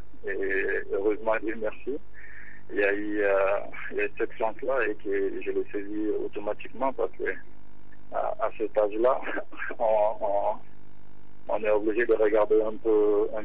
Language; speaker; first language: French; non-native, local second language; Bambara